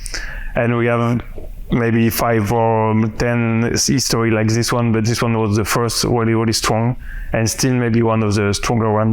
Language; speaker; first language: English; non-native, fluent; French